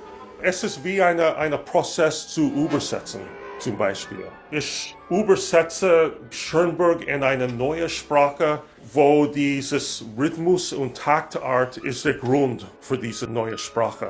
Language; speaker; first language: German; non-native, learner; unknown